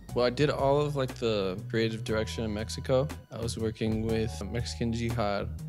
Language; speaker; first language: English; native; English